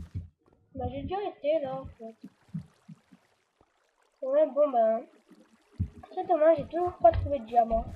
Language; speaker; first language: French; native; French